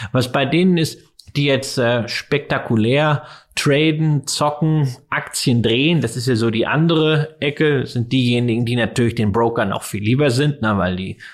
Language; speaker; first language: German; native; German